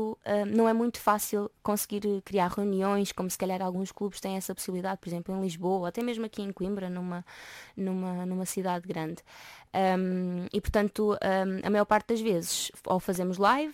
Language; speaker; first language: Portuguese; native; Portuguese